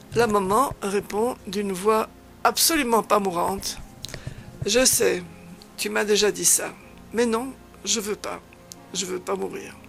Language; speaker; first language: French; non-native, fluent; Dutch